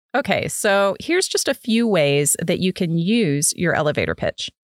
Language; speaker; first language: English; native; English